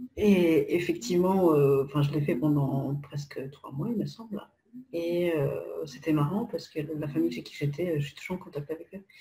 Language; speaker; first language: French; non-native, fluent; Polish